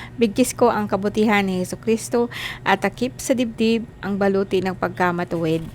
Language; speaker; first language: Filipino; non-native, local second language; Cebuano